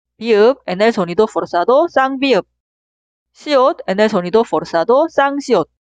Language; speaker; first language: Spanish; non-native, fluent; Korean